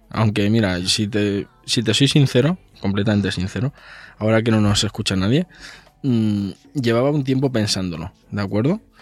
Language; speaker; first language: Spanish; native; Spanish